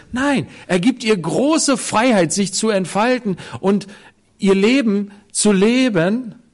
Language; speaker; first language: German; native; German